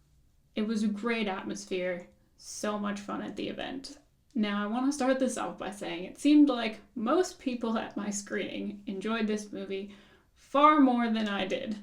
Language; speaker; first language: English; native; English